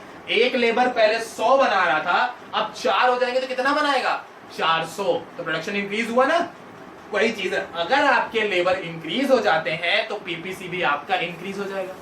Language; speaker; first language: Hindi; native; Hindi